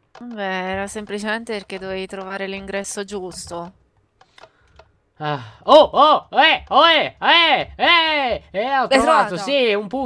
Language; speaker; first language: Italian; native; Italian